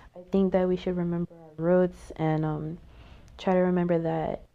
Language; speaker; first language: English; native; English